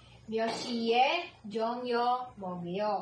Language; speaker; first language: Korean; non-native, learner; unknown